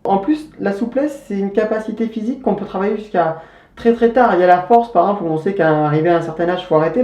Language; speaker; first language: French; native; French